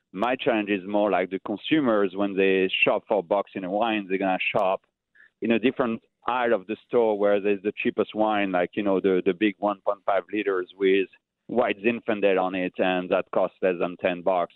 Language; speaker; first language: English; non-native, fluent; French